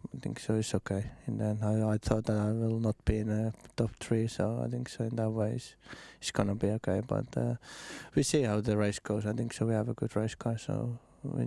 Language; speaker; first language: English; non-native, fluent; Finnish